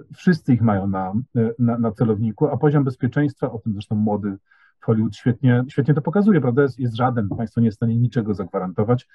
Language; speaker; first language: Polish; native; Polish